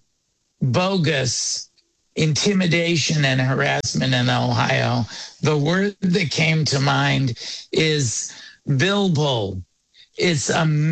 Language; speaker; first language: English; non-native, local second language; Yiddish